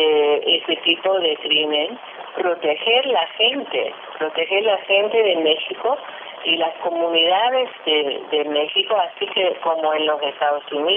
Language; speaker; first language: Spanish; non-native, fluent; English